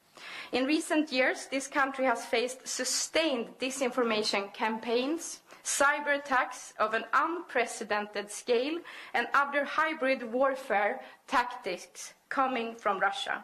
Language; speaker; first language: English; non-native, fluent; Swedish